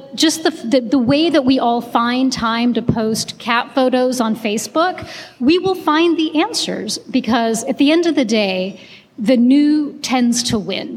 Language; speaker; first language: English; non-native, local second language; Hindi